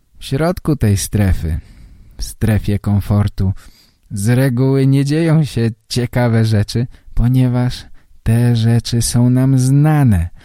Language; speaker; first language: Polish; native; Polish